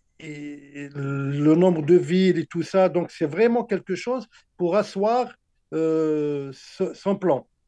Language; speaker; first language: French; non-native, local second language; Arabic